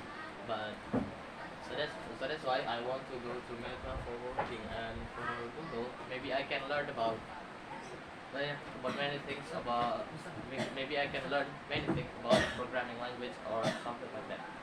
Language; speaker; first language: English; non-native, learner; Indonesian